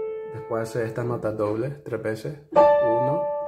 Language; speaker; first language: Spanish; native; Spanish